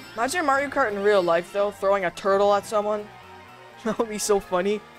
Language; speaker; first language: English; native; English